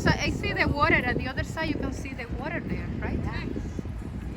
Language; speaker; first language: English; non-native, fluent; Spanish